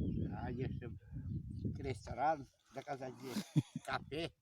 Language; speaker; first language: Russian; native; Russian